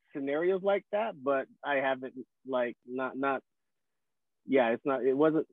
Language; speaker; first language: English; early bilingual, other home language; Filipino